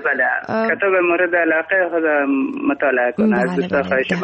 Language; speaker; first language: Persian; native; Persian